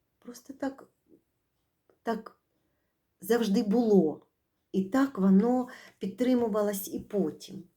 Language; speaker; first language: Ukrainian; native; Ukrainian